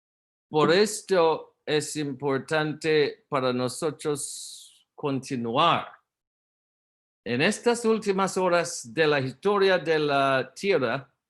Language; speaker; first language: Spanish; non-native, learner; Portuguese